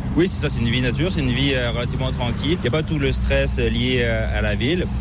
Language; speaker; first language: French; native; French